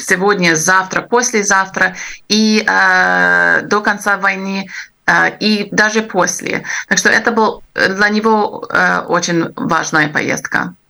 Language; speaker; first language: Russian; non-native, fluent; English